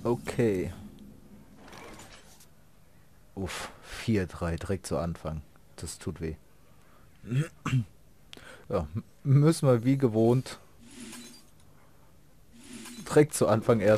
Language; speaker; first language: German; native; German